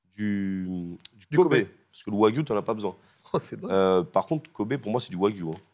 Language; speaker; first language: French; native; French